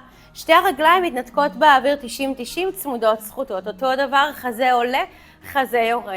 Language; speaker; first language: Hebrew; native; Hebrew